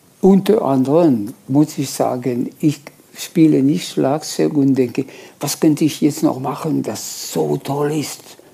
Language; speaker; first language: German; non-native, local second language; French